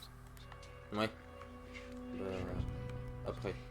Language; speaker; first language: French; native; French